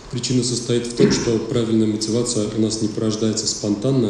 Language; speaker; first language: Russian; native; Russian